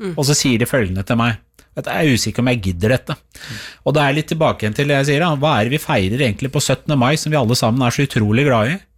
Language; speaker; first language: Norwegian; early bilingual, other home language; Persian